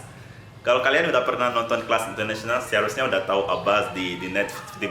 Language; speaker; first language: Indonesian; non-native, fluent; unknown